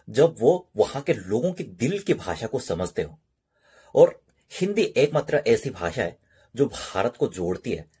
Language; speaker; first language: Hindi; non-native, learner; Korean